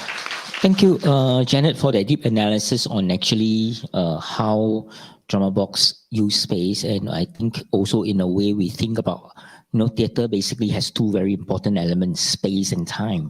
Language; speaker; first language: English; non-native, local second language; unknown